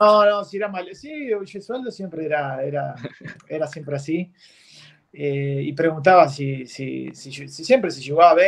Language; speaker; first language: Portuguese; non-native, fluent; Spanish